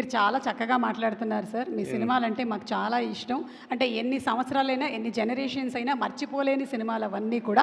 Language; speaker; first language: Telugu; native; Telugu